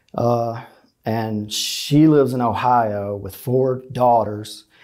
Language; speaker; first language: English; native; English